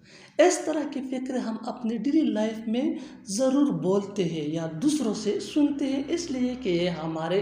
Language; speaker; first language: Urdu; non-native, local second language; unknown